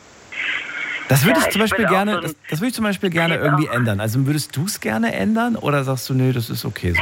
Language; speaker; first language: German; native; German